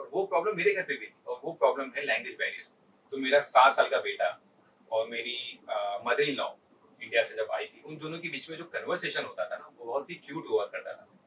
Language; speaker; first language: Hindi; native; Hindi